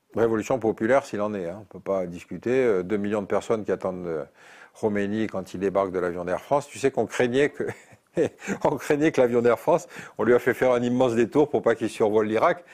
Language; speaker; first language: French; native; French